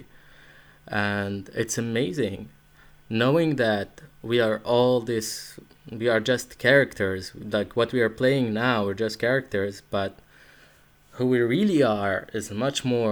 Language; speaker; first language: English; non-native, fluent; Arabic